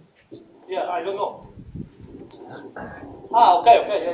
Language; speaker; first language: English; non-native, learner; Italian